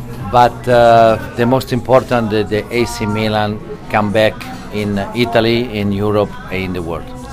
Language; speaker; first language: English; non-native, learner; Italian